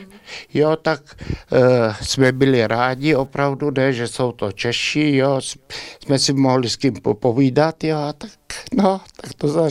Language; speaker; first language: Czech; early bilingual, heritage; Czech